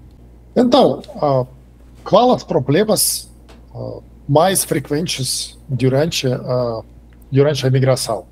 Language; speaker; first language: Portuguese; non-native, fluent; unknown